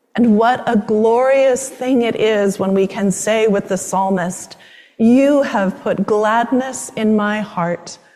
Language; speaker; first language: English; native; English